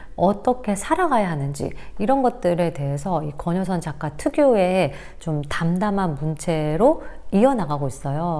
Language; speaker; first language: Korean; native; Korean